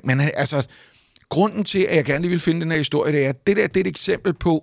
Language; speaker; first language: Danish; native; Danish